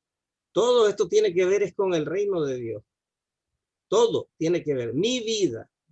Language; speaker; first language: Spanish; native; Spanish